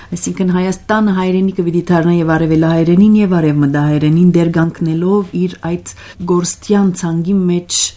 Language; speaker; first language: Armenian; early bilingual, heritage; Armenian